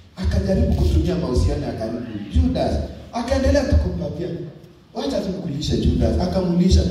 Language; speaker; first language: Swahili; non-native, local second language; Kalenjin